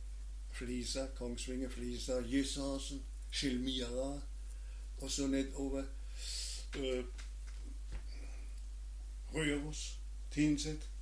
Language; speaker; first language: Danish; non-native, learner; German